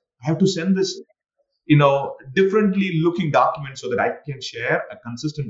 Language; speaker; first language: English; non-native, local second language; Tamil